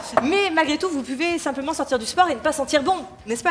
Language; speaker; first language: French; native; French